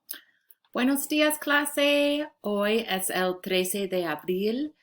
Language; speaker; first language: Spanish; non-native, fluent; English